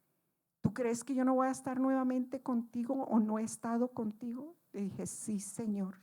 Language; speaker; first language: Spanish; native; Spanish